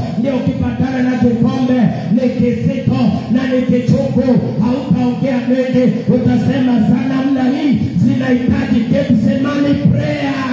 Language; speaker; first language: Swahili; non-native, local second language; Luyia